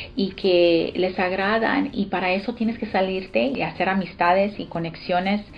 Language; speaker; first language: Spanish; early bilingual, heritage; Spanish